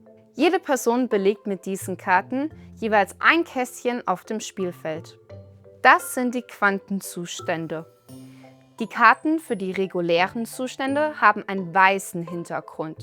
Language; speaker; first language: German; native; German